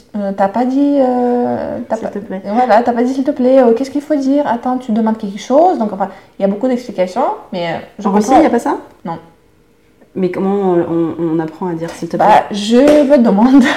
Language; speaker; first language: French; non-native, fluent; Russian